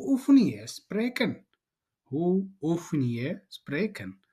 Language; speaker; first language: Dutch; non-native, learner; Tigrinya